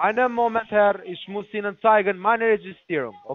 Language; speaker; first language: German; non-native, learner; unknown